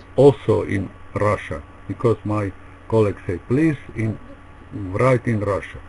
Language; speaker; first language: English; non-native, learner; Russian